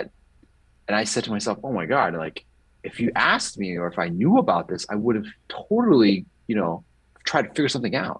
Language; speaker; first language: English; native; English